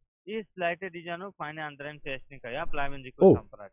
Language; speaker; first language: German; non-native, learner; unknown